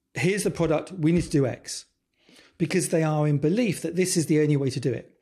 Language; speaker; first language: English; native; English